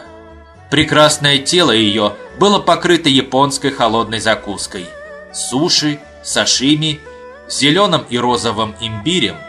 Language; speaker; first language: Russian; native; Russian